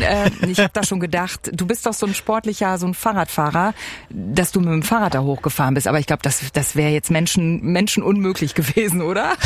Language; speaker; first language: German; native; German